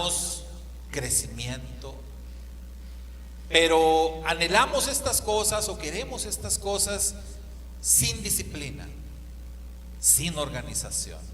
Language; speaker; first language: Spanish; native; Spanish